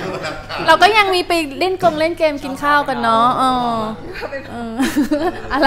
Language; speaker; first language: Thai; native; Thai